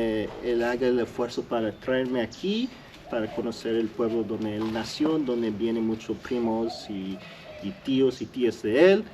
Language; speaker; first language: Spanish; early bilingual, heritage; English